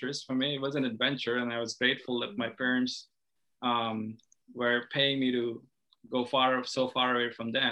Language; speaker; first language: English; non-native, local second language; Hindi